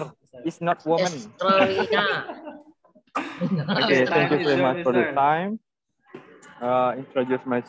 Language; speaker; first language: English; non-native, learner; Indonesian